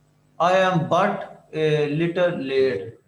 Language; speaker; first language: English; non-native, learner; Urdu